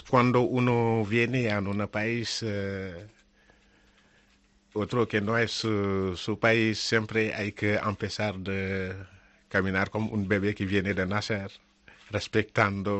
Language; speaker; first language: Spanish; non-native, learner; Wolof